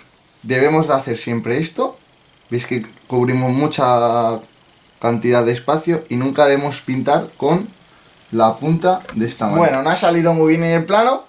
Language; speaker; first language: Spanish; native; Spanish